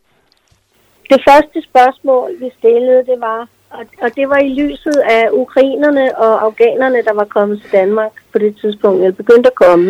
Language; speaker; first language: Danish; native; Danish